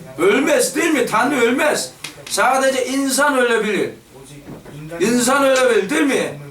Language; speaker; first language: Turkish; non-native, fluent; Korean